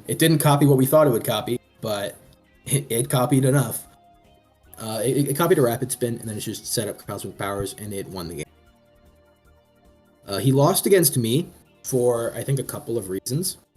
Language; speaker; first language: English; native; English